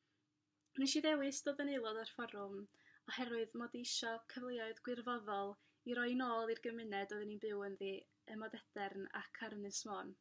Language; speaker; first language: Welsh; native; Welsh